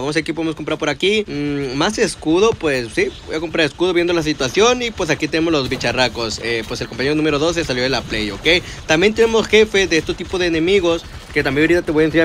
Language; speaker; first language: Spanish; native; Spanish